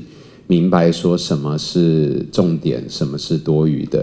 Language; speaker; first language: Chinese; native; Chinese